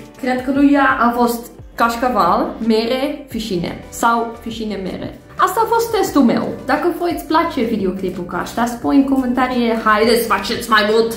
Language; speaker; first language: Romanian; non-native, learner; Dutch